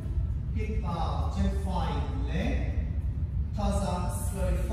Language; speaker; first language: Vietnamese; non-native, learner; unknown